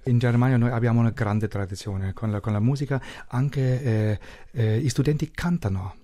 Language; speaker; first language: Italian; non-native, learner; German